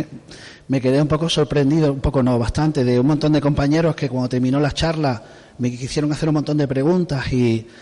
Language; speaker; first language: Spanish; native; Spanish